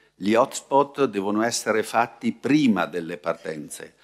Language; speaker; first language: Italian; native; Italian